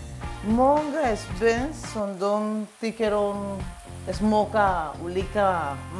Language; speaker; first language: Swedish; non-native, learner; Spanish